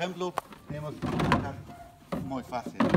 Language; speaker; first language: Spanish; non-native, learner; German